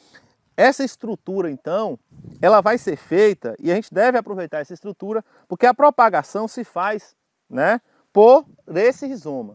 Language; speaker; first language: Portuguese; native; Portuguese